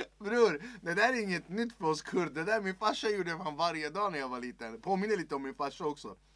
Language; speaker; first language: Swedish; early bilingual, other home language; Kurdish